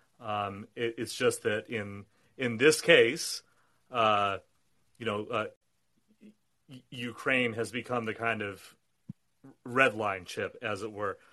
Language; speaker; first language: English; native; English